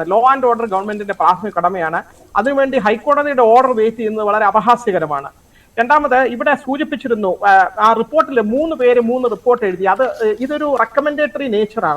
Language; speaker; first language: Malayalam; native; Malayalam